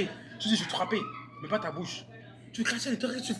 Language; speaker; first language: French; native; French